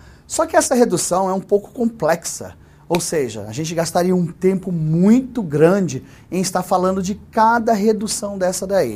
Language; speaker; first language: Portuguese; native; Portuguese